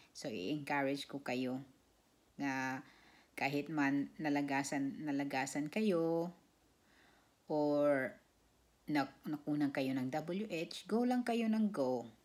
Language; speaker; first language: Filipino; non-native, local second language; Cebuano